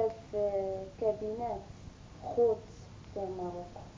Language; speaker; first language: Dutch; non-native, learner; Arabic